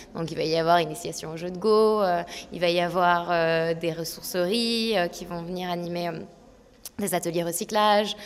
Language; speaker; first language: French; native; French